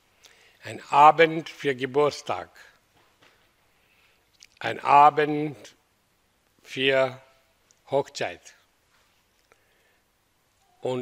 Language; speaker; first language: German; non-native, fluent; Hindi